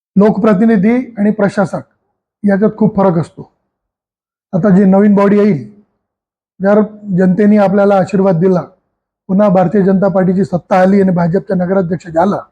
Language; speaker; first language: Marathi; non-native, local second language; Hindi